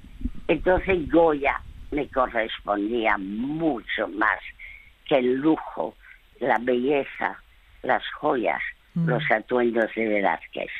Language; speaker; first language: Spanish; early bilingual, other home language; French